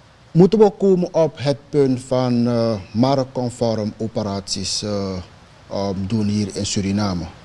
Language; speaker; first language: Dutch; non-native, local second language; Sranan Tongo